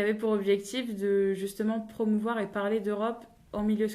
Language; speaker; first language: French; native; French